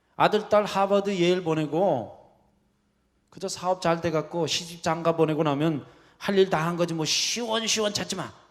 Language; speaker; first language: Korean; early bilingual, heritage; Korean